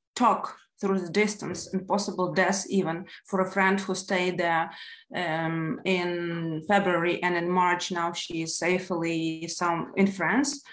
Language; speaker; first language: English; non-native, fluent; Ukrainian